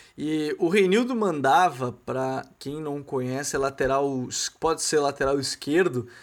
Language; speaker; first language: Portuguese; native; Portuguese